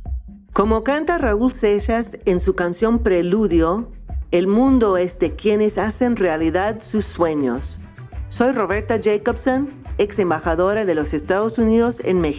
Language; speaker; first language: Spanish; non-native, fluent; English